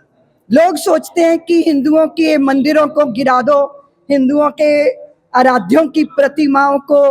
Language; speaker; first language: Hindi; native; Hindi